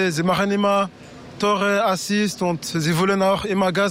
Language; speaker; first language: German; non-native, learner; French